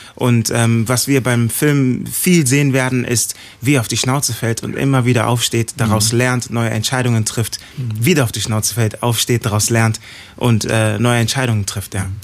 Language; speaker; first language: German; early bilingual, other home language; Akan